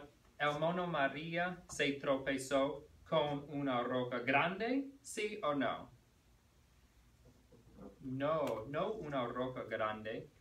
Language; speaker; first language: Spanish; non-native, fluent; English